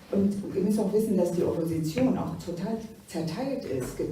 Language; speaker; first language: German; native; German